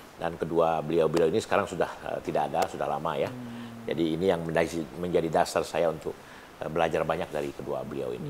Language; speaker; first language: Indonesian; native; Indonesian